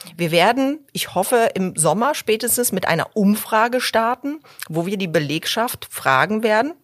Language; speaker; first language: German; early bilingual, other home language; Polish